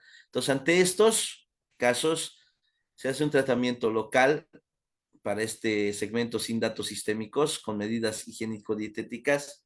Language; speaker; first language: Spanish; native; Spanish